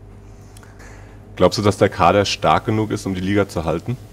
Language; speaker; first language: German; native; German